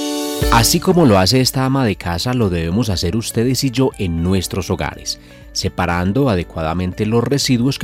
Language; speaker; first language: Spanish; native; Spanish